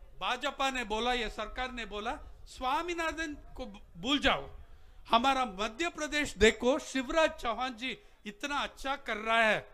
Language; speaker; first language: Hindi; non-native, local second language; Telugu